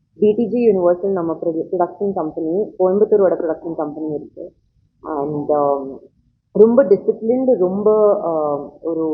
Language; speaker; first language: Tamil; non-native, learner; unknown